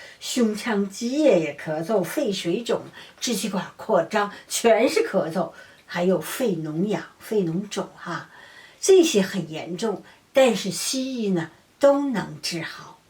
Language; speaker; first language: Chinese; native; Chinese